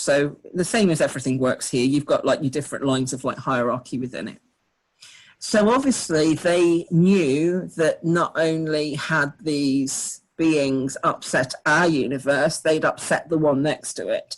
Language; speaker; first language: English; native; English